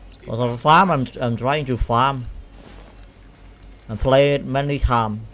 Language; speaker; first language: English; non-native, learner; Khmer